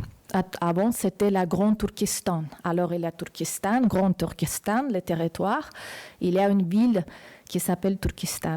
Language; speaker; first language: French; non-native, fluent; Uzbek